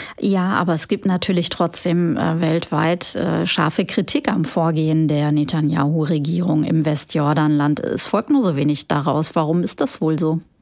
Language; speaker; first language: German; native; German